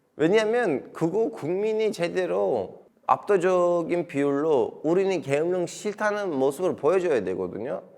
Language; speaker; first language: Korean; non-native, fluent; Turkish